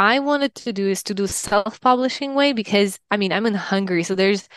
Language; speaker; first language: English; non-native, fluent; Russian